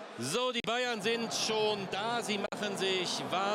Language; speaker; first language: German; native; German